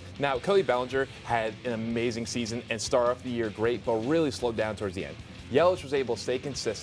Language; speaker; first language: English; native; English